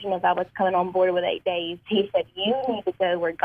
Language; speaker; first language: English; native; English